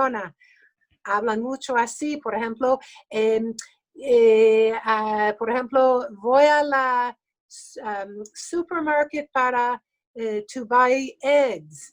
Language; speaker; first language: Spanish; early bilingual, other home language; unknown